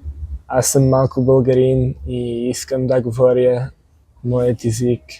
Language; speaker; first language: Bulgarian; non-native, learner; English